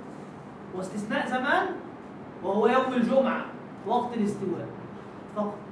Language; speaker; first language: Arabic; native; Arabic